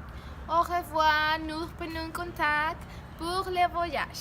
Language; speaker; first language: French; non-native, learner; Spanish